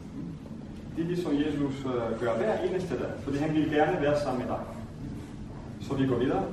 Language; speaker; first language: Danish; non-native, fluent; Vietnamese